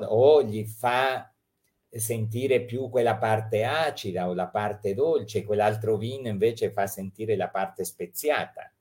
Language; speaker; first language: Italian; early bilingual, heritage; Italian